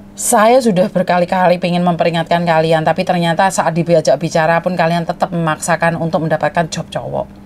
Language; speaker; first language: Indonesian; non-native, local second language; Madurese